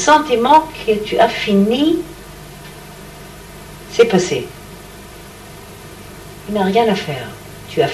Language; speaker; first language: French; non-native, learner; Hebrew